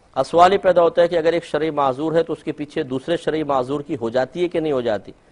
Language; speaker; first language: Urdu; native; Urdu